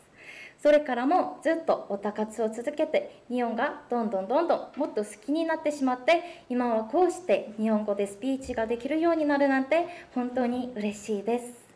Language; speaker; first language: Japanese; non-native, fluent; Korean